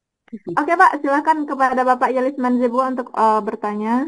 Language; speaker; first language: Indonesian; native; Indonesian